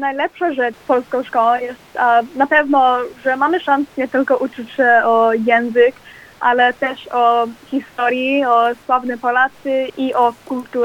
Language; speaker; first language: Polish; early bilingual, heritage; Polish